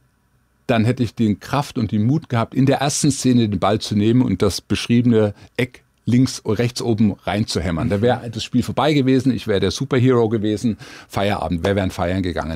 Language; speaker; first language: German; native; German